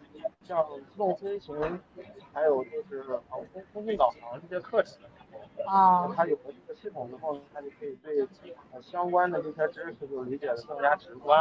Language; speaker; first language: Chinese; native; Chinese